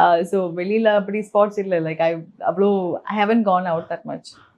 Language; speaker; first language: Tamil; non-native, local second language; Malayalam